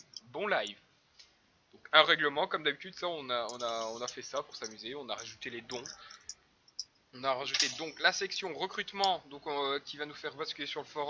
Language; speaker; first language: French; native; French